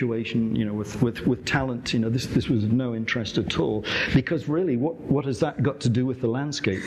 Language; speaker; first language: English; native; English